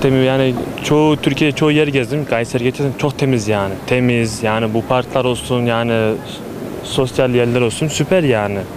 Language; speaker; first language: Turkish; early bilingual, heritage; Turkish